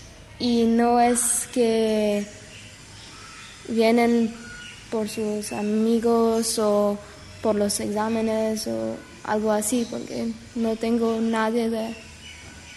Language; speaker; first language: Spanish; non-native, learner; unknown